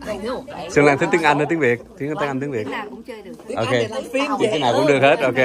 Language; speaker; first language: Vietnamese; early bilingual, heritage; Vietnamese